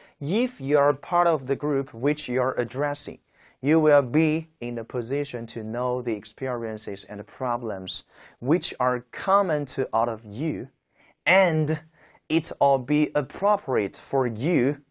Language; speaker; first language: English; non-native, fluent; Chinese